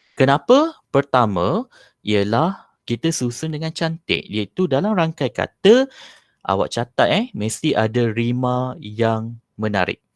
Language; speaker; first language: Malay; native; Malay